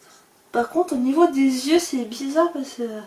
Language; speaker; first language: French; native; French